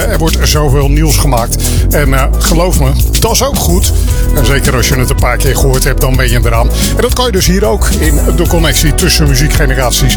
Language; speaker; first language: Dutch; native; Dutch